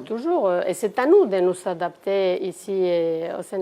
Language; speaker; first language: French; non-native, fluent; Spanish